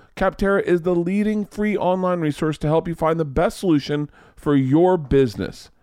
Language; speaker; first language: English; native; English